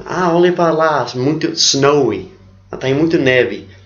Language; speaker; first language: Portuguese; non-native, fluent; English